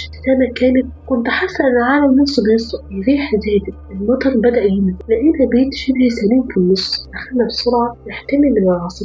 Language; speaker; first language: Arabic; native; Arabic